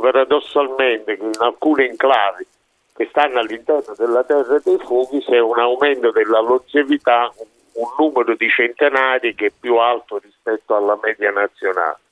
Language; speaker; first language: Italian; native; Italian